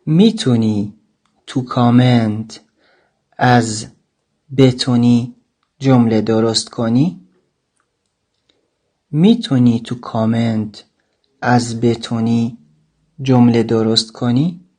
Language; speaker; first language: Persian; non-native, fluent; Central Kurdish